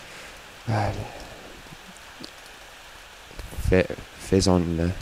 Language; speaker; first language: French; non-native, learner; English